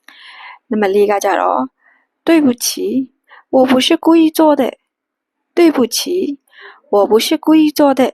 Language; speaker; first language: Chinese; non-native, fluent; Burmese